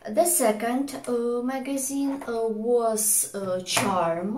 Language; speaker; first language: English; non-native, fluent; Russian